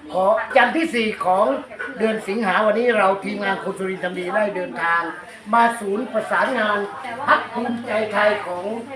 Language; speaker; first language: Thai; non-native, local second language; Northern Khmer